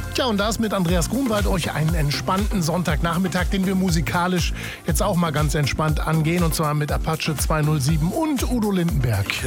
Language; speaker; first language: German; native; German